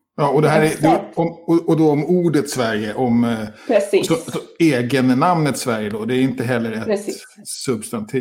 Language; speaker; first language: Swedish; native; Swedish